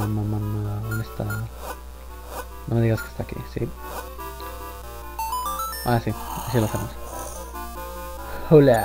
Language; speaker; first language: Spanish; early bilingual, heritage; Spanish